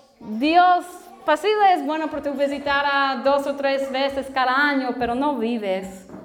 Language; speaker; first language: Spanish; non-native, learner; English